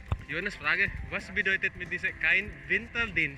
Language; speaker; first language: German; non-native, learner; Filipino